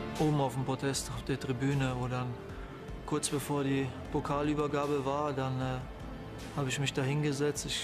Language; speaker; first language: German; early bilingual, other home language; Polish